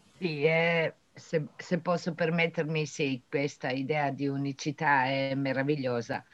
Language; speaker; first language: Italian; non-native, fluent; Croatian